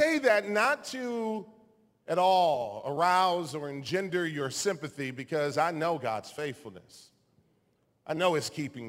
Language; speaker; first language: English; native; English